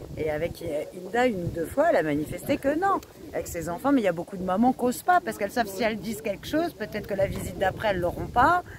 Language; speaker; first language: French; native; French